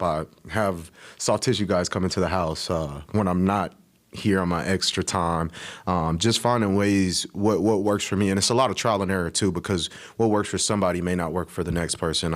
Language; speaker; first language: English; native; English